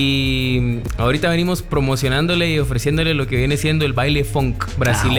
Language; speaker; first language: Spanish; native; Spanish